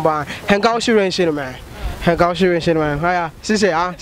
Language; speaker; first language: Chinese; non-native, fluent; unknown